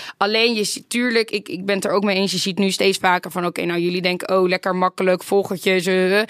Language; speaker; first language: Dutch; native; Dutch